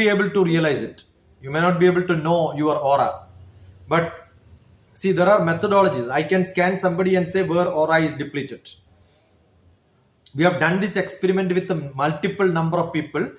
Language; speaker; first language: English; non-native, local second language; Malayalam